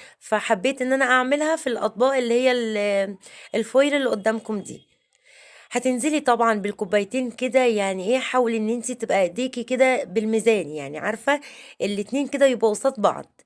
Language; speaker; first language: Arabic; native; Arabic